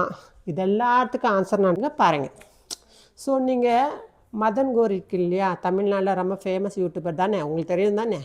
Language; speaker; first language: Tamil; non-native, local second language; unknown